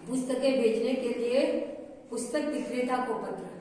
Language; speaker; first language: Hindi; non-native, local second language; Gujarati